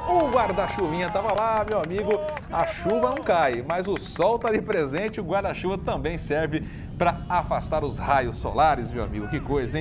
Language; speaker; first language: Portuguese; native; Portuguese